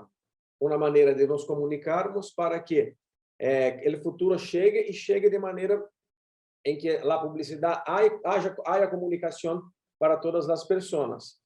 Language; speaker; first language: Spanish; non-native, learner; Portuguese